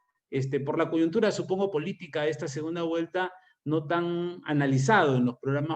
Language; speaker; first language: Spanish; native; Spanish